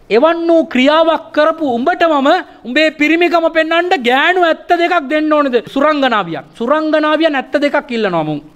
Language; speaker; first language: Sinhala; non-native, local second language; Tamil